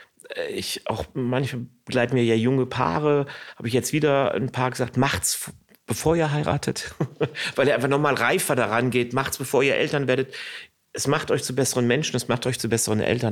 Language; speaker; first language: German; native; German